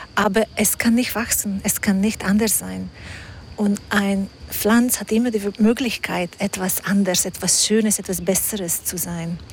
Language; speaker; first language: German; non-native, fluent; Hungarian